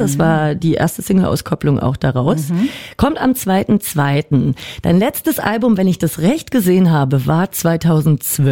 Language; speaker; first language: German; native; German